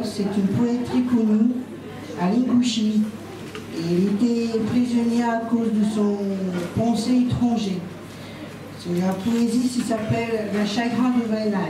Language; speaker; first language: French; non-native, learner; Ingush